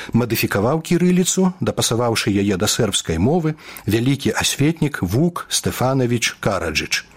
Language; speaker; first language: Belarusian; native; Belarusian